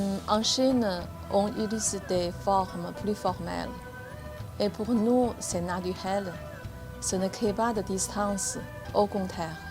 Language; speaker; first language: French; non-native, learner; Chinese